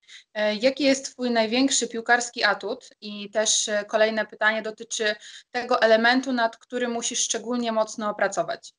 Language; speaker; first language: Polish; native; Polish